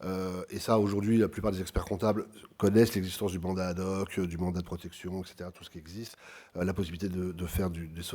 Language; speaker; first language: French; native; French